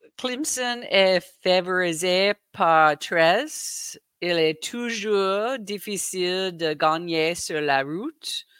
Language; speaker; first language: French; non-native, learner; English